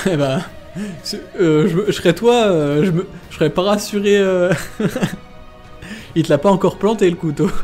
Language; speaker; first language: French; native; French